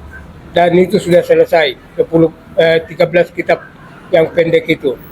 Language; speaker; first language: Indonesian; non-native, local second language; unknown